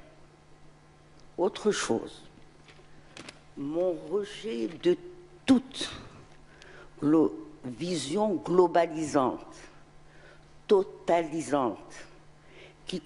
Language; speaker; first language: French; non-native, local second language; Arabic